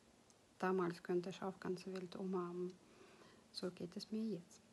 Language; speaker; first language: German; non-native, fluent; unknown